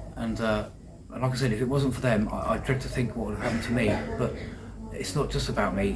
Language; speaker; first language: English; native; English